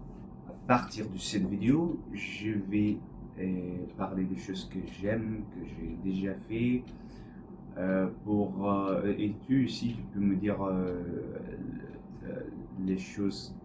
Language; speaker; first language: French; non-native, learner; English